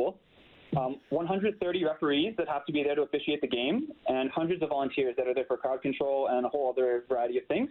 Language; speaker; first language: English; native; English